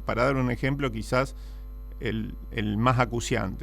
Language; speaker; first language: Spanish; native; Spanish